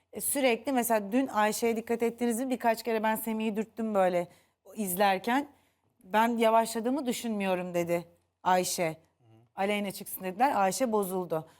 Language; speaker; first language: Turkish; native; Turkish